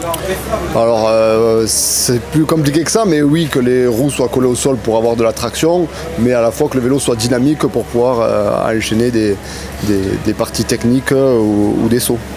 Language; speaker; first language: French; native; French